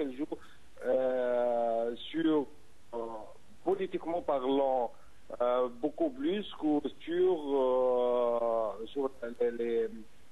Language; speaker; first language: French; non-native, fluent; Arabic